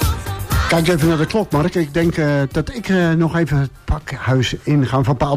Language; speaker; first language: Dutch; native; Dutch